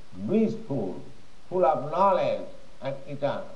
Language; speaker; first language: English; non-native, local second language; Bangla